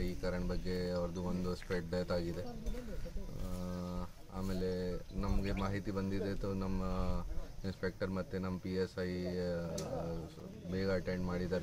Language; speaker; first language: Kannada; non-native, learner; Hindi